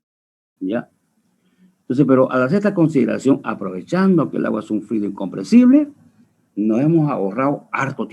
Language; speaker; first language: Spanish; native; Spanish